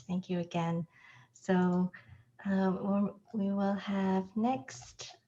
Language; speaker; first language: English; native; English